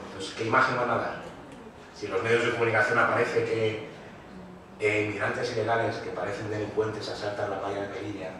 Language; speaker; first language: Spanish; native; Spanish